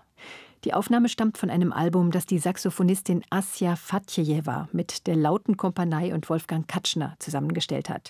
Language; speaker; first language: German; native; German